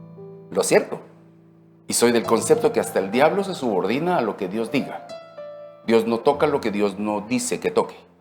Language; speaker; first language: Spanish; native; Spanish